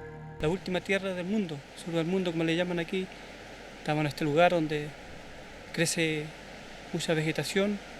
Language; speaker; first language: Spanish; native; Spanish